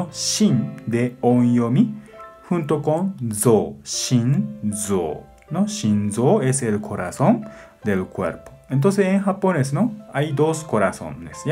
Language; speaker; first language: Spanish; non-native, fluent; Japanese